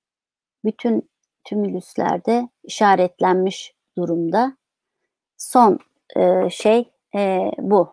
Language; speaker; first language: Turkish; native; Turkish